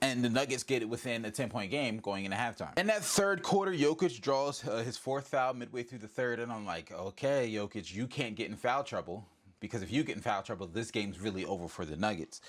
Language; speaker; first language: English; native; English